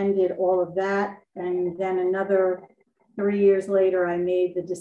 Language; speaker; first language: English; native; English